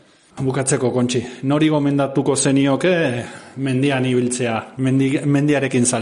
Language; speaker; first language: Basque; native; Basque